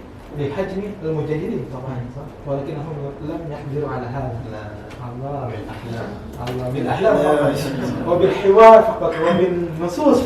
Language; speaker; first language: Arabic; non-native, fluent; Indonesian